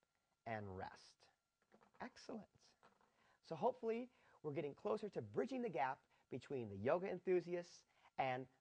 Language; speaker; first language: English; native; English